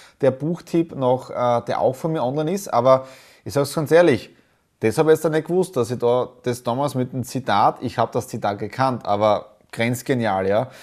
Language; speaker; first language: German; native; German